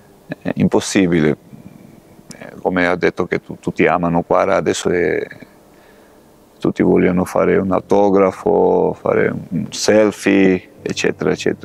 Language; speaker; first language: Italian; non-native, fluent; Georgian